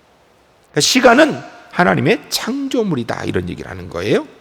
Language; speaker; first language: Korean; native; Korean